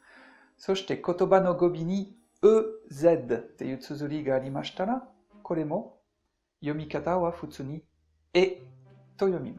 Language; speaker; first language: Japanese; non-native, fluent; French